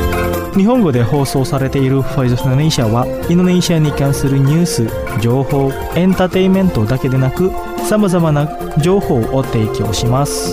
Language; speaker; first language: Japanese; non-native, fluent; Indonesian